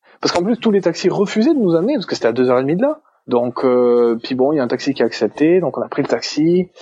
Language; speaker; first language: French; native; French